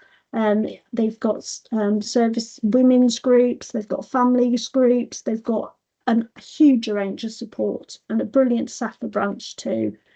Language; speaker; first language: English; native; English